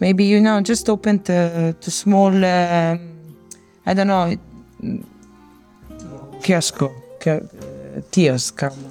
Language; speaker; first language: English; non-native, learner; Serbian